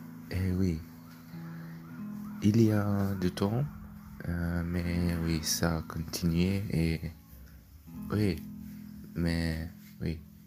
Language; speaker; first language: French; non-native, learner; German